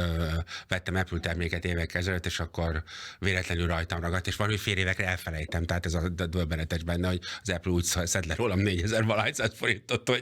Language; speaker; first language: Hungarian; native; Hungarian